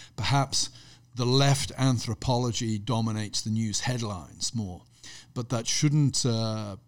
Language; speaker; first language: English; native; English